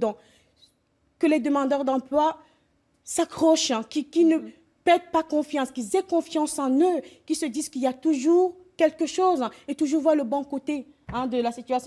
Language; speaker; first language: French; native; French